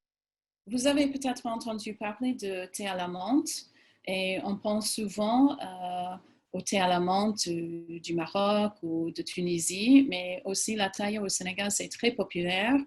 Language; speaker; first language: French; non-native, fluent; English